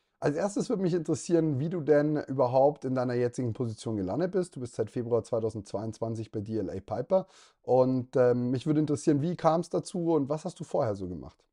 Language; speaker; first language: German; native; German